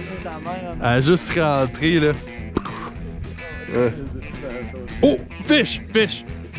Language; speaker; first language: French; native; French